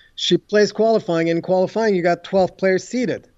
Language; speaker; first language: English; non-native, fluent; Turkish